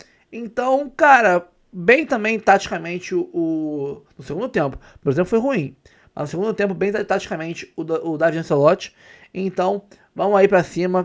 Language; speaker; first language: Portuguese; native; Portuguese